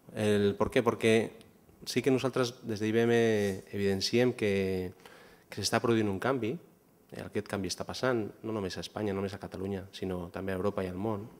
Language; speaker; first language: Catalan; non-native, local second language; Spanish